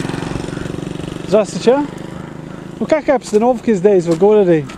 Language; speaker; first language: Russian; non-native, learner; English